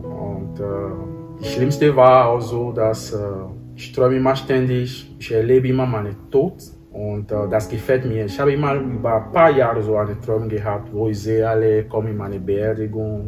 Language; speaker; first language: German; non-native, fluent; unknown